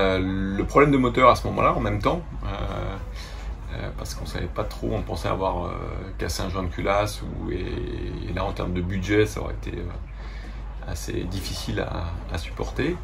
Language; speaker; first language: French; native; French